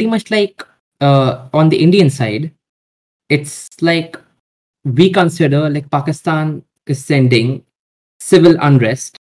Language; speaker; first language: English; non-native, local second language; Hindi